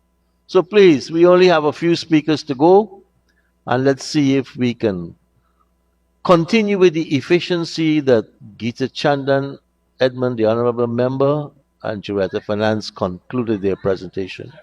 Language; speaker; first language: English; native; English